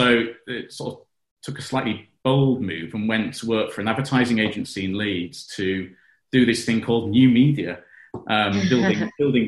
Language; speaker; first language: English; native; English